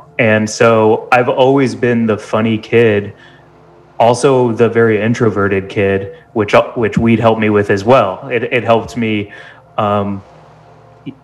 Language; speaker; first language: English; native; English